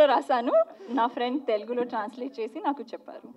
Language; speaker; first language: Telugu; non-native, learner; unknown